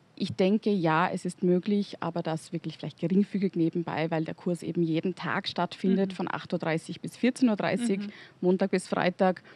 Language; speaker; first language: German; native; German